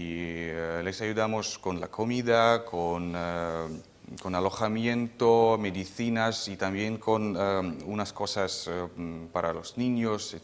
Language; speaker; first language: Spanish; non-native, fluent; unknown